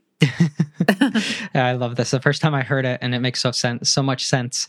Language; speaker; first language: English; native; English